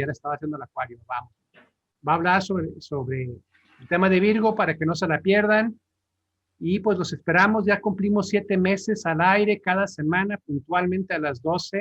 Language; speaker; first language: Spanish; native; Spanish